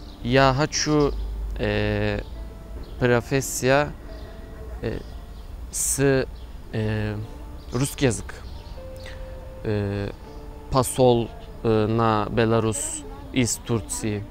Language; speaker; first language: Russian; non-native, learner; Turkish